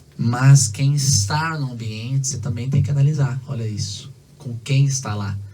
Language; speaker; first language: Portuguese; native; Portuguese